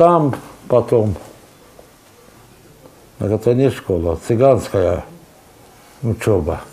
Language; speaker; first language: Russian; non-native, local second language; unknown